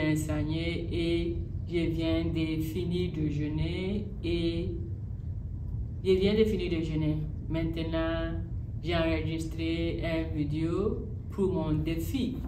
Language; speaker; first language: French; non-native, learner; English